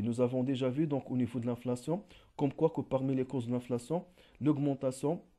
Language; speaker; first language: French; non-native, local second language; Arabic